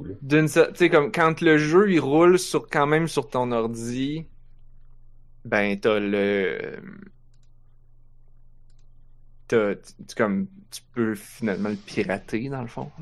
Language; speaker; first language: French; native; French